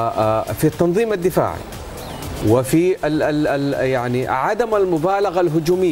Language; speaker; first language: Arabic; native; Arabic